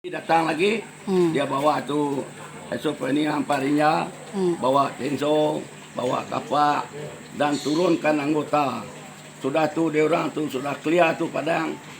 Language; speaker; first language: Malay; non-native, local second language; Iban